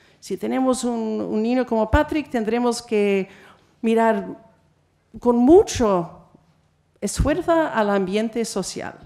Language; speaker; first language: Spanish; non-native, fluent; English